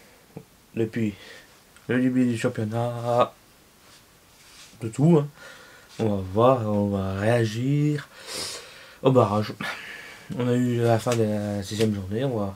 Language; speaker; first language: French; native; French